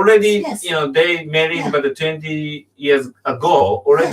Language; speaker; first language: English; non-native, learner; Japanese